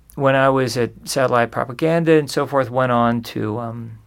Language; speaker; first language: English; native; English